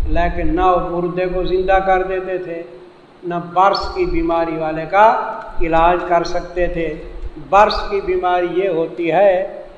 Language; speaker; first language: Urdu; non-native, local second language; Saraiki